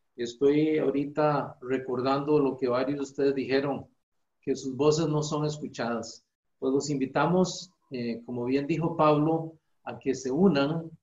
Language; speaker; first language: Spanish; native; Spanish